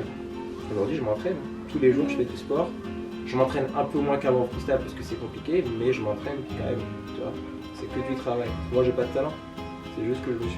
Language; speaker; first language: French; native; French